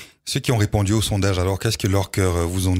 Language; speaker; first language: French; native; French